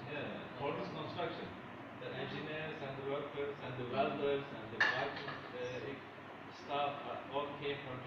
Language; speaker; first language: English; non-native, fluent; Turkish